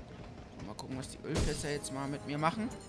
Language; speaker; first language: German; native; German